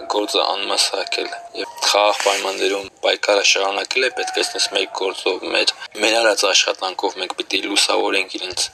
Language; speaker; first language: Armenian; early bilingual, heritage; Armenian